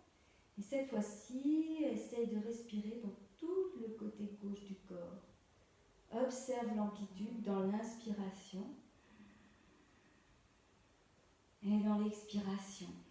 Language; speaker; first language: French; native; French